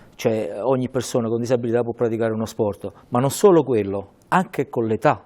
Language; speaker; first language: Italian; native; Italian